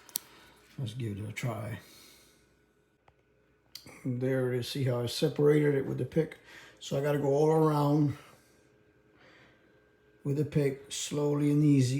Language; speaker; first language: English; native; English